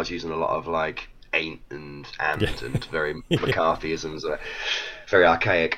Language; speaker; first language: English; native; English